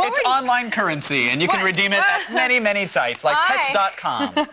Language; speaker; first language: English; native; English